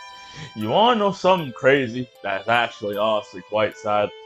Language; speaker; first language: English; native; English